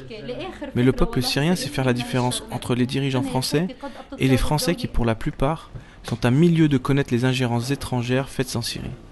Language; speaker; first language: French; native; French